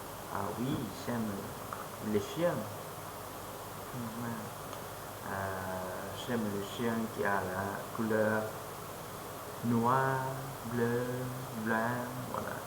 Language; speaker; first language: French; non-native, fluent; Lao